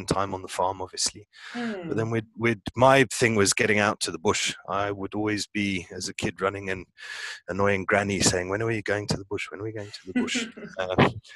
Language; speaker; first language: English; native; English